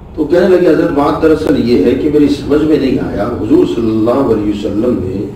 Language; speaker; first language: Hindi; non-native, local second language; Urdu